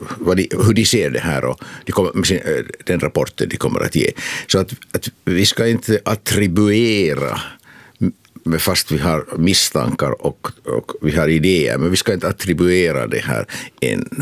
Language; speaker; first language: Swedish; non-native, local second language; Finnish